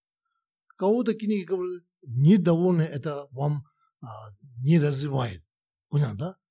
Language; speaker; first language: Russian; non-native, learner; Tibetan